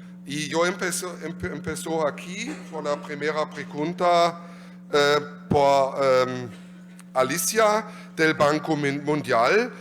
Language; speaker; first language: Spanish; non-native, learner; German